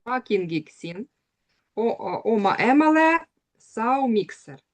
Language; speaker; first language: Estonian; non-native, learner; Russian